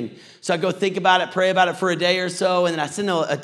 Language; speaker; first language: English; native; English